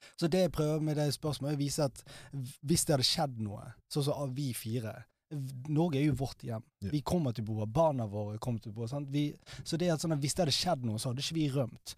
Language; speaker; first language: Norwegian; early bilingual, other home language; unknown